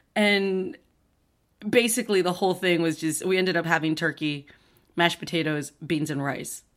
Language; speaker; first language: English; early bilingual, other home language; Spanish